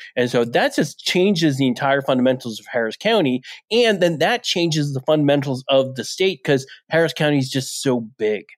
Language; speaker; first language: English; native; English